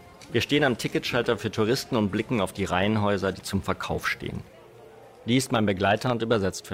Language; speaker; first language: German; native; German